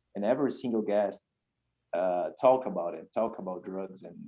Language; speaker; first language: English; non-native, fluent; Portuguese